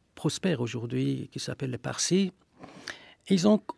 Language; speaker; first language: French; non-native, fluent; Persian